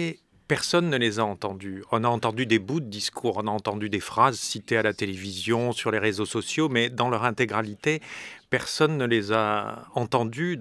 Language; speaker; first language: French; native; French